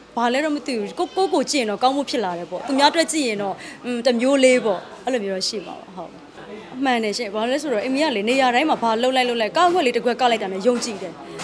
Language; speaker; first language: Burmese; native; Burmese